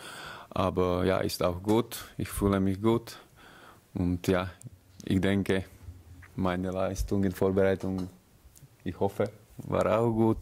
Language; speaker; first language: German; non-native, learner; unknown